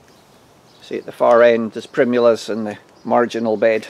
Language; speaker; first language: English; native; English